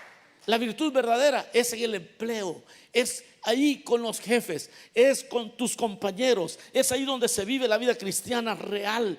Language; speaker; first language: Spanish; native; Spanish